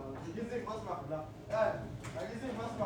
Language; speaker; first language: German; non-native, learner; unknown